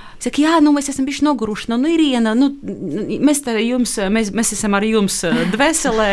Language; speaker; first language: Latvian; non-native, local second language; Russian